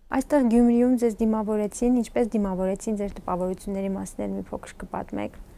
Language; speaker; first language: Armenian; native; Armenian